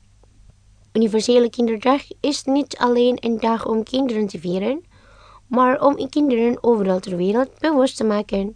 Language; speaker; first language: Dutch; non-native, fluent; Indonesian